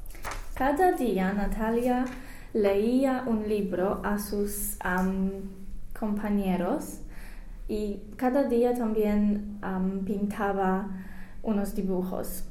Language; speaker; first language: Spanish; non-native, learner; English